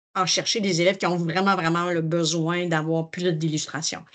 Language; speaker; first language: French; native; French